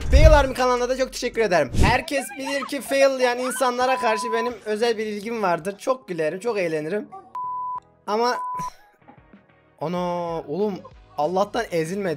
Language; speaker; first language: Turkish; native; Turkish